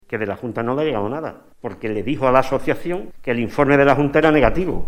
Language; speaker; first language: Spanish; native; Spanish